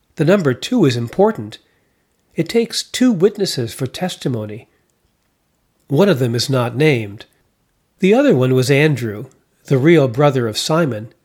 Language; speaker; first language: English; native; English